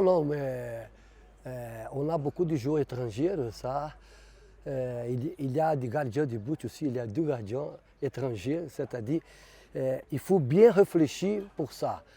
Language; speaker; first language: French; non-native, fluent; Portuguese